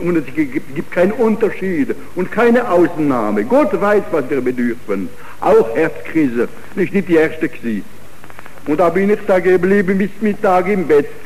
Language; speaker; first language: German; non-native, fluent; Italian